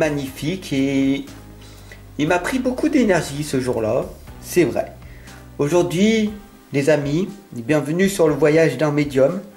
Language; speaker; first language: French; native; French